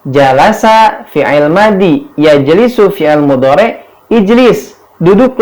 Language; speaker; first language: Indonesian; native; Indonesian